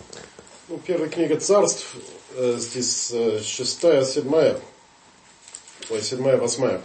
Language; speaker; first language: Russian; non-native, fluent; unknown